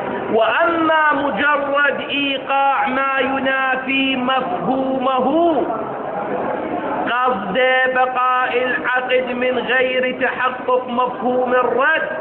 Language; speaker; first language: Arabic; native; Arabic